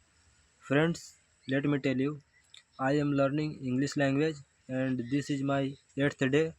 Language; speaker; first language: English; non-native, learner; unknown